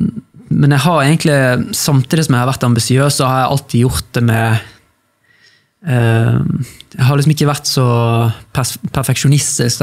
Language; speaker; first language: Norwegian; native; Norwegian